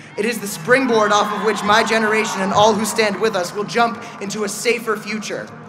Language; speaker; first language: English; native; English